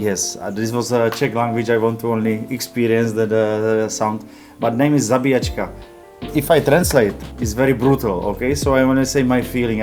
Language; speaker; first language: English; non-native, learner; Czech